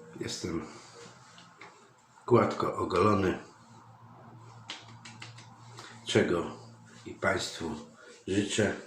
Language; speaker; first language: Polish; native; Polish